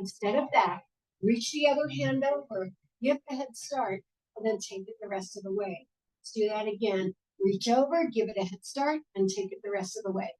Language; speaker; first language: English; native; English